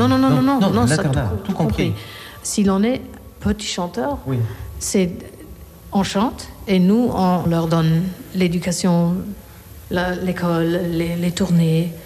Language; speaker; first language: French; non-native, fluent; Korean